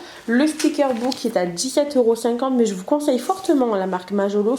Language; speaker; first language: French; native; French